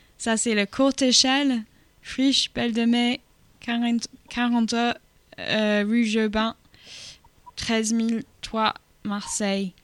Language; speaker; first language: French; non-native, learner; English